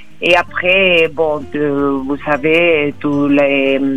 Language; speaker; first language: French; non-native, fluent; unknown